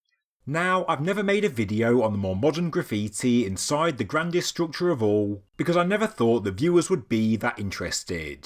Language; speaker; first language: English; native; English